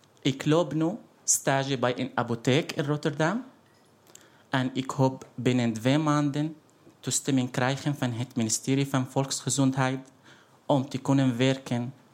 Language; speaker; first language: Dutch; non-native, fluent; Arabic